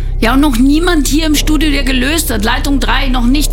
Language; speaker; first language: German; native; German